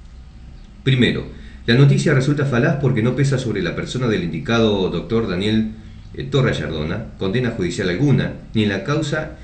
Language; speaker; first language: Spanish; native; Spanish